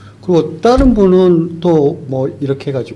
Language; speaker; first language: Korean; native; Korean